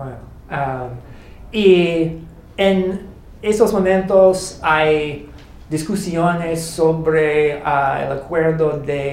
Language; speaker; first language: Spanish; non-native, learner; English